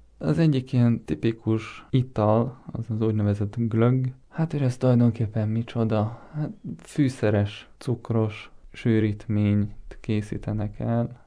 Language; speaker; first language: Hungarian; early bilingual, heritage; Hungarian